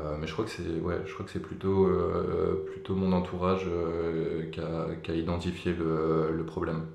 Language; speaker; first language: French; native; French